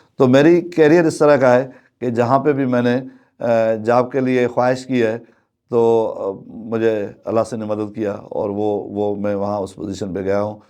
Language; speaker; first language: Urdu; non-native, local second language; Sindhi